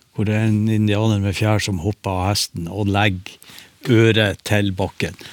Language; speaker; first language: Norwegian; native; Norwegian